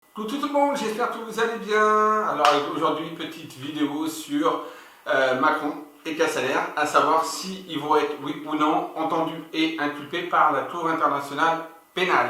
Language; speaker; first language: French; native; French